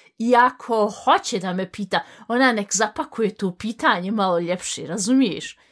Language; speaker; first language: Bosnian; early bilingual, heritage; Bosnian